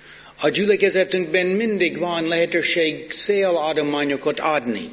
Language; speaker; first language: Hungarian; non-native, fluent; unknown